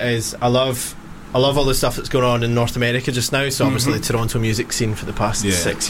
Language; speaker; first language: English; native; English